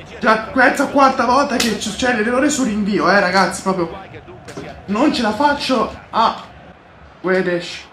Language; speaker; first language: Italian; native; Italian